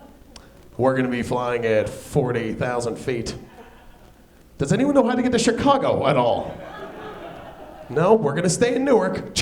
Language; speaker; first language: English; native; English